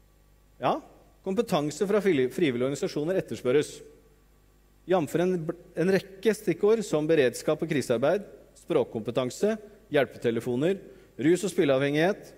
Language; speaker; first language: Norwegian; native; Norwegian